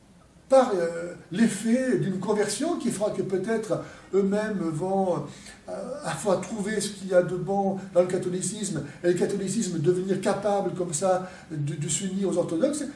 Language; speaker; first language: French; native; French